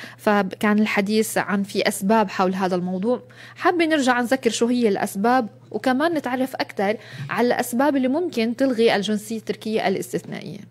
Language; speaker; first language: Arabic; native; Arabic